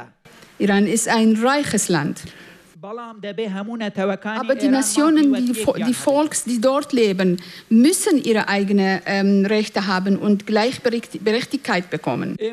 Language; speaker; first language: German; non-native, fluent; Central Kurdish